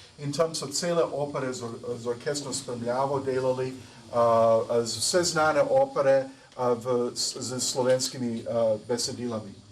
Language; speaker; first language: Slovenian; early bilingual, heritage; English